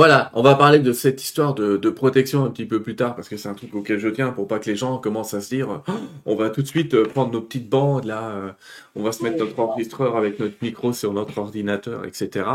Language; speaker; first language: French; native; French